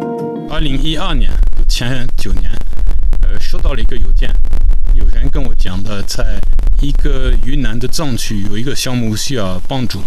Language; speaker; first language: Chinese; non-native, fluent; French